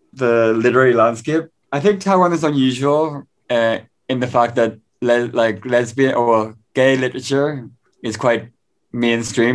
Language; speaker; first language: English; native; English